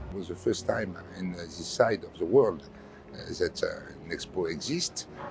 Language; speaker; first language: English; non-native, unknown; French